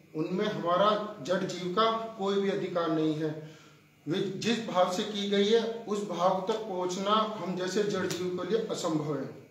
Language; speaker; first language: Hindi; native; Hindi